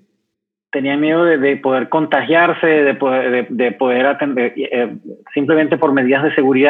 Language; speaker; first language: Spanish; native; Spanish